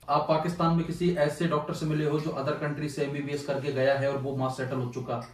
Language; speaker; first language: Hindi; native; Hindi